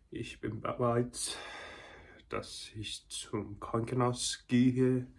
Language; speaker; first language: German; non-native, learner; Korean